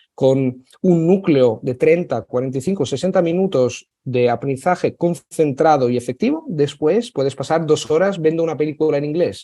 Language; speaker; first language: Spanish; non-native, fluent; Italian